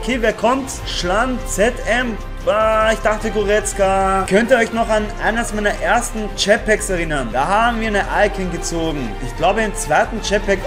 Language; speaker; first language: German; native; German